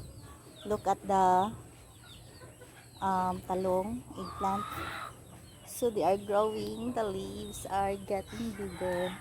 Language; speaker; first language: English; non-native, local second language; Filipino